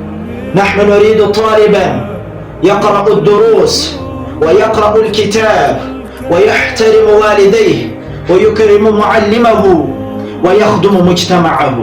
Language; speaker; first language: Arabic; non-native, learner; Urdu